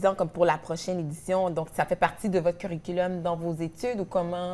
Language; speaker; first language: French; native; French